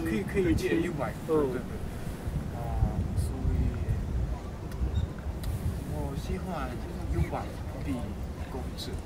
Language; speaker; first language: Chinese; non-native, learner; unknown